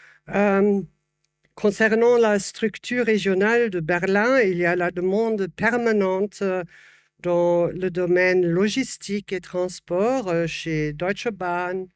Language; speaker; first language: French; non-native, fluent; German